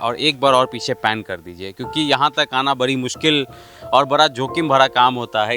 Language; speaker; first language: Hindi; native; Hindi